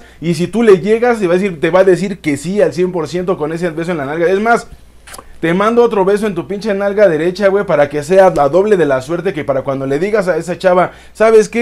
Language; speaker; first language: Spanish; native; Spanish